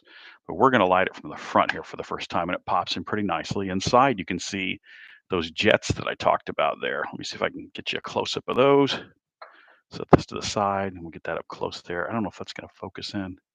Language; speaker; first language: English; native; English